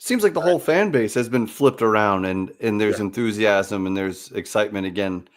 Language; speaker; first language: English; native; English